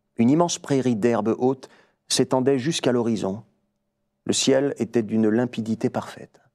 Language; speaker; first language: French; native; French